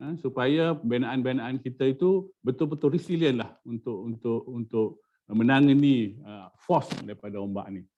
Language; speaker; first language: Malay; native; Malay